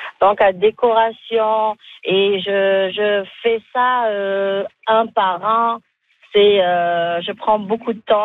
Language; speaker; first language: French; non-native, local second language; Arabic